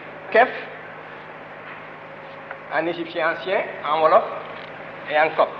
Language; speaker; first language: French; non-native, local second language; Wolof